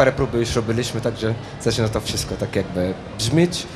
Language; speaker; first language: Polish; non-native, fluent; Maltese